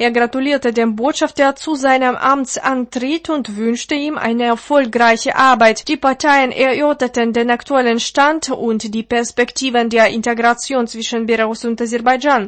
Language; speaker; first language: German; non-native, fluent; Russian